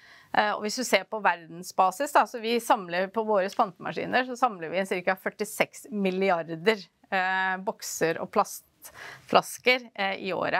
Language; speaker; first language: Norwegian; native; Norwegian